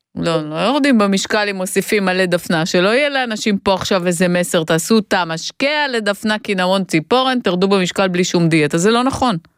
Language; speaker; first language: Hebrew; native; Hebrew